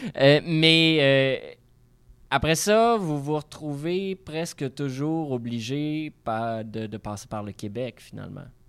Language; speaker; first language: French; native; French